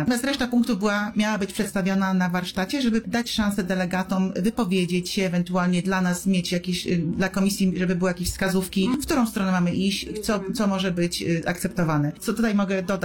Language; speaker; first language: Polish; native; Polish